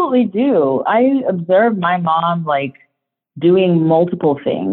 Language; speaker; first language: English; non-native, local second language; Shona